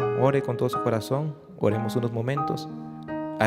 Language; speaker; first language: Spanish; native; Spanish